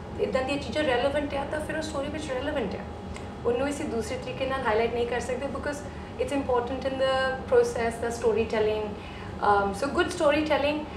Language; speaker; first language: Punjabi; early bilingual, heritage; Punjabi